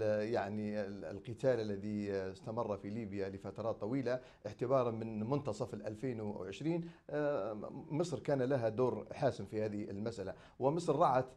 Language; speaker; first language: Arabic; native; Arabic